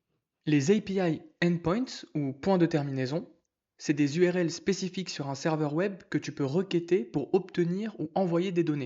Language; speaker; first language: French; native; French